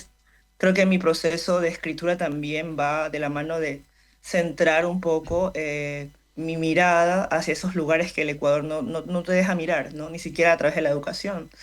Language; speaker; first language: Spanish; native; Spanish